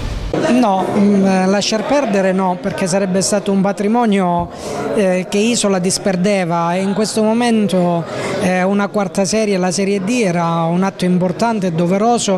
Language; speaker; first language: Italian; native; Italian